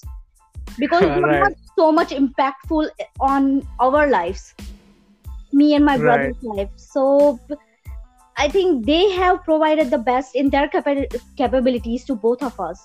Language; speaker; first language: English; non-native, local second language; Gujarati